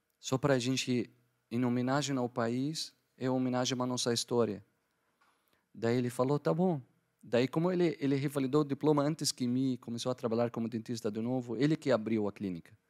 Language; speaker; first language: Portuguese; non-native, fluent; Arabic